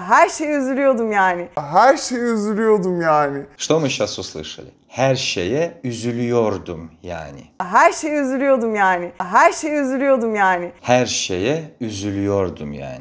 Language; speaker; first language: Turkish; non-native, fluent; Russian